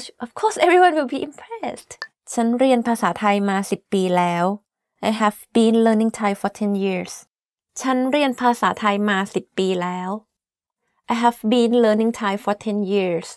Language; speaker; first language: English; non-native, fluent; Thai